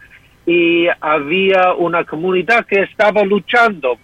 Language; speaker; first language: Spanish; non-native, fluent; English